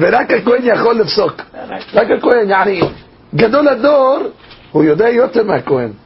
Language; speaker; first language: Hebrew; non-native, fluent; English